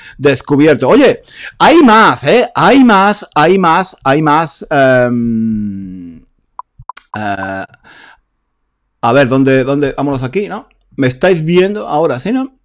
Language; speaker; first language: Spanish; native; Spanish